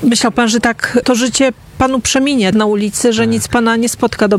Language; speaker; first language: Polish; native; Polish